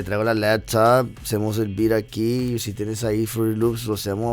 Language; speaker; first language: Spanish; early bilingual, heritage; Spanish